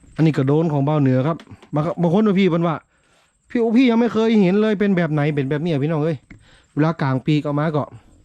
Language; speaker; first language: Thai; native; Thai